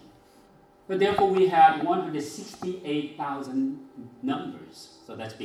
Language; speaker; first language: English; non-native, fluent; Korean